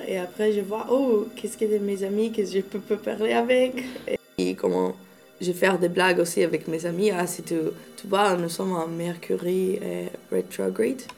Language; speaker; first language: French; non-native, learner; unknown